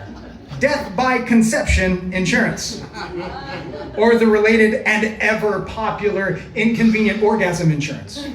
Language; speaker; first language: English; native; English